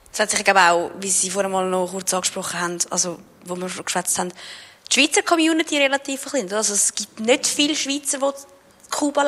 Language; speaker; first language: German; native; German